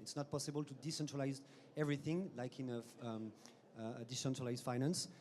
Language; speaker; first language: English; non-native, fluent; French